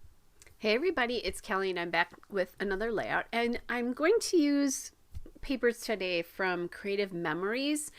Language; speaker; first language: English; native; English